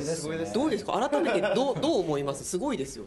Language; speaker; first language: Japanese; native; Japanese